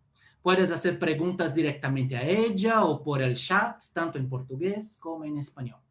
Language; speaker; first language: Spanish; non-native, fluent; Portuguese